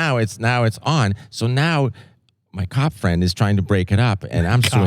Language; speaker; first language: English; native; English